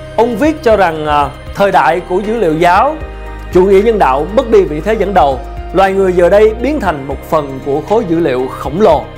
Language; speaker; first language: Vietnamese; native; Vietnamese